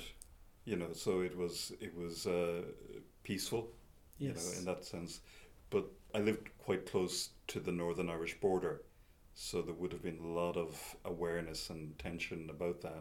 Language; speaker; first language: English; native; English